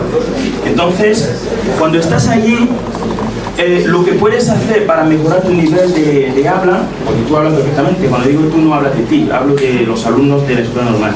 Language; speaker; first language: Spanish; non-native, fluent; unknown